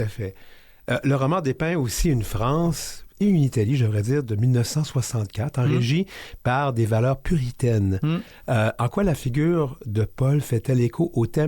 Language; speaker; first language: French; native; French